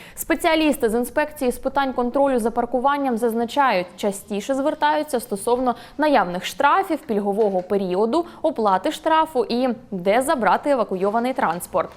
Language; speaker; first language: Ukrainian; native; Ukrainian